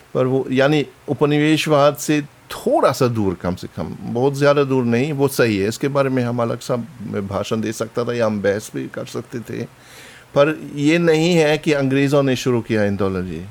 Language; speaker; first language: Hindi; non-native, fluent; German